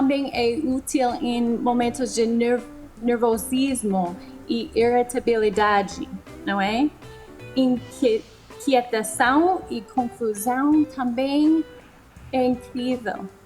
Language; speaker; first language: Portuguese; non-native, fluent; English